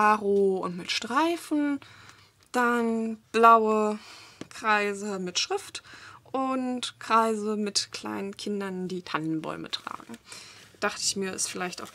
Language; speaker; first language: German; native; German